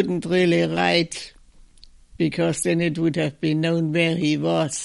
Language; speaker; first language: English; non-native, fluent; German